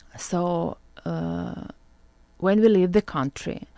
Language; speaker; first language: English; non-native, learner; Ukrainian